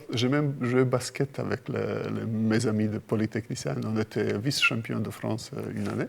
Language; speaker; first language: French; non-native, fluent; Croatian